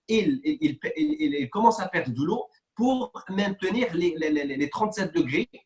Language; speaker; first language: French; non-native, local second language; Arabic